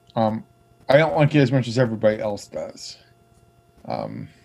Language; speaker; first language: English; native; English